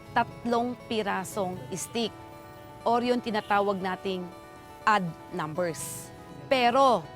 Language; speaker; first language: Filipino; native; Filipino